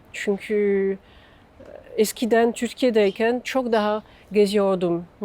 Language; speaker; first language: Turkish; non-native, fluent; French